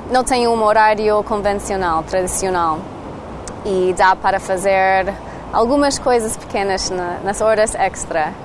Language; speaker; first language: Portuguese; non-native, learner; English